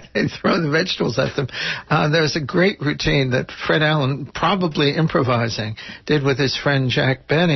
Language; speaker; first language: English; native; English